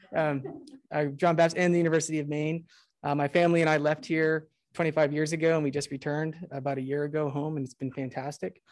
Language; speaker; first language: English; native; English